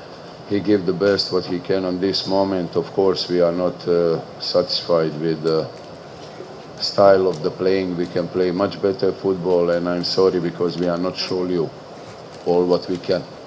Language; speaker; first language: English; non-native, learner; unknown